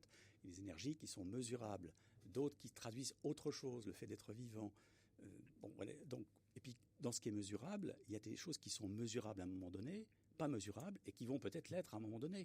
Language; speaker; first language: French; native; French